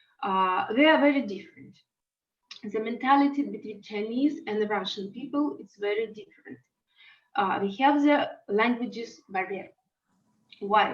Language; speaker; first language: English; non-native, learner; Russian